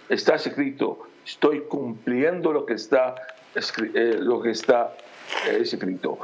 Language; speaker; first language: Spanish; non-native, fluent; Aramaic